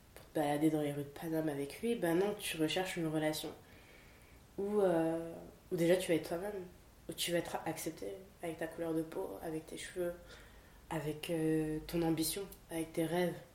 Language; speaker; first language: French; native; French